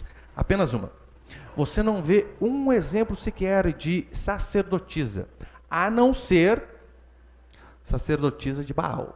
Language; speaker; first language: Portuguese; native; Portuguese